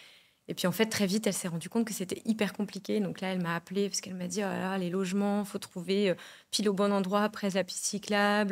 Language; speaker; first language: French; native; French